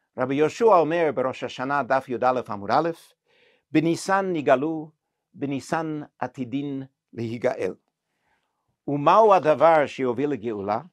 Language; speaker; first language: Hebrew; non-native, fluent; English